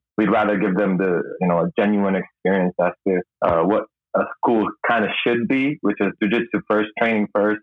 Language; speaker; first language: English; non-native, local second language; Cebuano